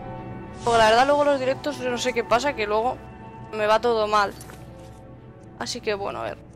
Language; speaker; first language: Spanish; native; Spanish